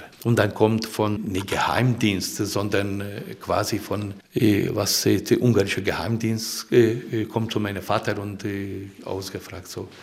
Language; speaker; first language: German; non-native, fluent; Hungarian